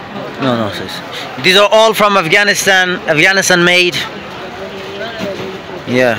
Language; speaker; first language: English; non-native, fluent; Persian